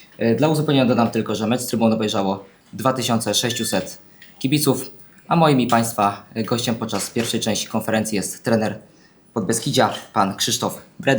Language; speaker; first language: Polish; native; Polish